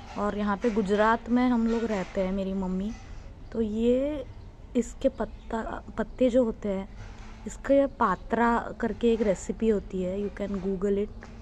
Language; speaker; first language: Hindi; non-native, local second language; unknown